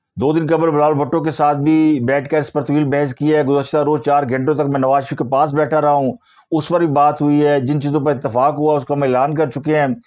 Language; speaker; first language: Urdu; native; Urdu